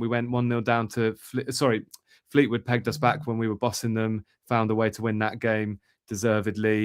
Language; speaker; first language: English; native; English